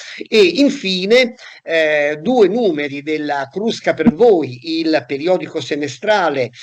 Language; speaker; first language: Italian; native; Italian